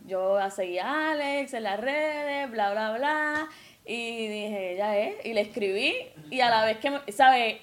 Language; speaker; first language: Spanish; native; Spanish